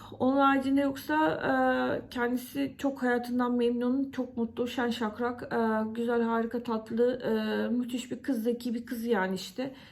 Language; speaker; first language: Turkish; native; Turkish